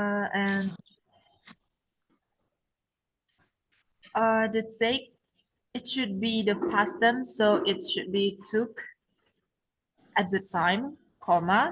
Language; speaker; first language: English; non-native, learner; Indonesian